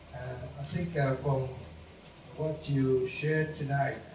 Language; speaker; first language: English; non-native, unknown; Chinese